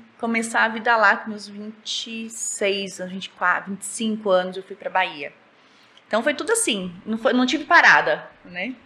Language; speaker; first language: Portuguese; native; Portuguese